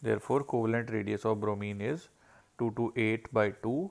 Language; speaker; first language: English; non-native, local second language; Punjabi